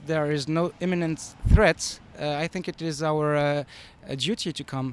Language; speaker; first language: English; non-native, fluent; French